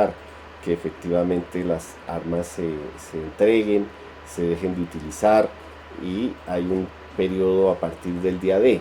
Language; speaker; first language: Spanish; native; Spanish